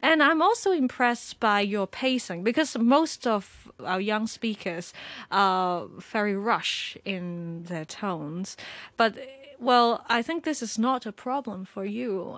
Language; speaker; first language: English; non-native, local second language; Cantonese